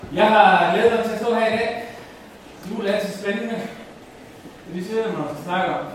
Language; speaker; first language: Danish; non-native, local second language; Faroese